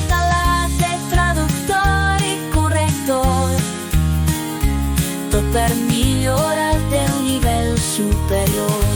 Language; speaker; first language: Catalan; non-native, learner; Russian